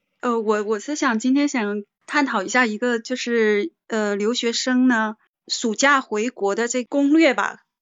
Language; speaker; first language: Chinese; native; Chinese